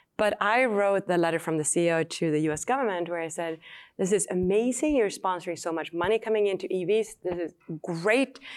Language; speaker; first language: English; non-native, fluent; Swedish